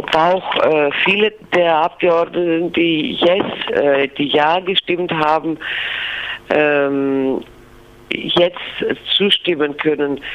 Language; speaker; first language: German; non-native, fluent; Greek